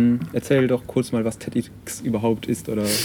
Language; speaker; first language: German; native; German